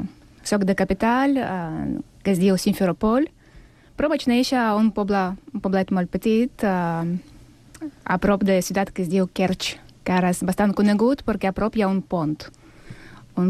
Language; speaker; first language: Catalan; non-native, learner; Russian